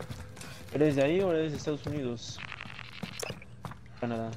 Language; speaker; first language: Spanish; non-native, learner; Portuguese